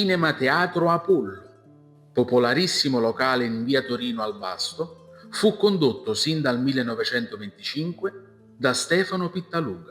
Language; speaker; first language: Italian; native; Italian